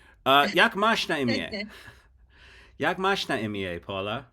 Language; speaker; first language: Polish; non-native, learner; English